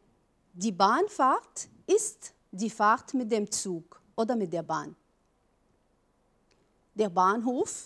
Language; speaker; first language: German; non-native, fluent; Arabic